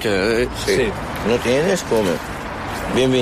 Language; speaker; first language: Spanish; non-native, learner; Arabic